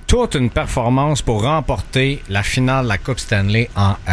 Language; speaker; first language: French; native; French